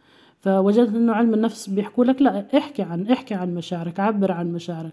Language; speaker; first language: Arabic; native; Arabic